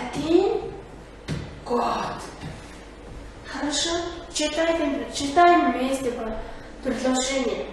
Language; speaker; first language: Russian; non-native, fluent; Mongolian